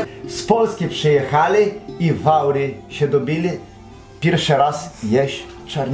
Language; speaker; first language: Polish; early bilingual, heritage; Polish